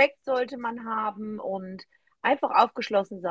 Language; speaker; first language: German; native; German